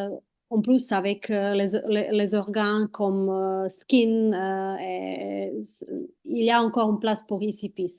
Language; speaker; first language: French; non-native, fluent; Croatian